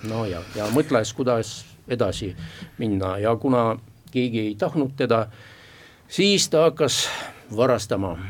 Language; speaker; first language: Estonian; non-native, local second language; Russian